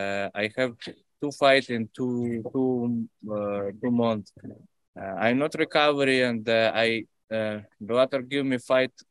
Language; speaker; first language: English; non-native, learner; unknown